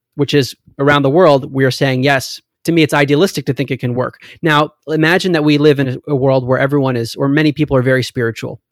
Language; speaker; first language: English; native; English